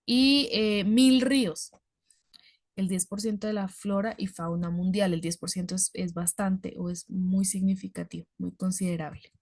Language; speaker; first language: Spanish; native; Spanish